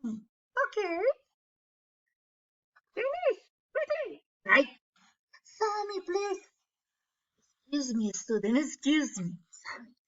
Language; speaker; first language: English; non-native, learner; Spanish